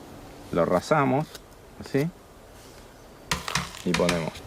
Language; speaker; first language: Spanish; native; Spanish